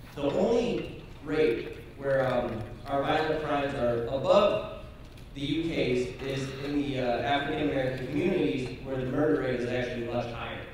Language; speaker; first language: English; native; English